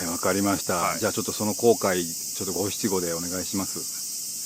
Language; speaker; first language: Japanese; native; Japanese